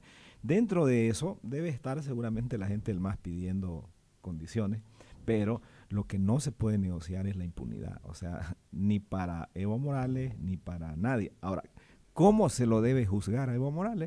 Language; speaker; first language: Spanish; native; Spanish